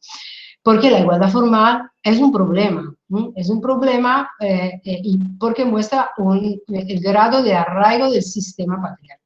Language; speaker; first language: Spanish; non-native, fluent; Italian